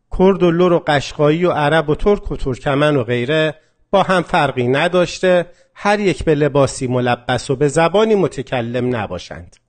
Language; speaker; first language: Persian; non-native, local second language; Azerbaijani